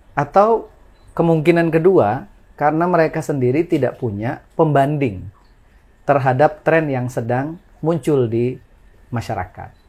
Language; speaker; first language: Indonesian; non-native, local second language; Madurese